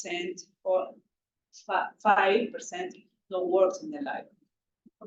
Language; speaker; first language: English; non-native, local second language; Spanish